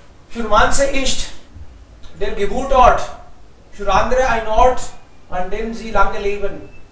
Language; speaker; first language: German; non-native, fluent; Hindi